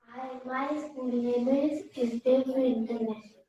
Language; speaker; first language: English; non-native, learner; Hindi